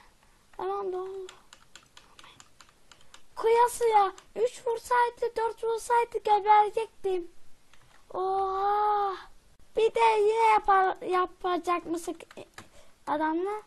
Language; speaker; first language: Turkish; native; Turkish